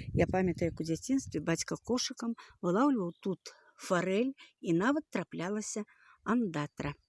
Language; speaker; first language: Belarusian; native; Belarusian